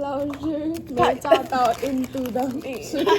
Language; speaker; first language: Chinese; non-native, learner; Hindi